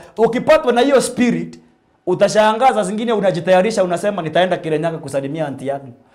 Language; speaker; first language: Swahili; non-native, local second language; Meru